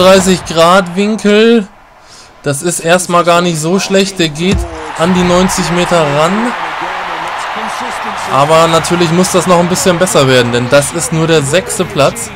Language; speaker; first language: German; native; German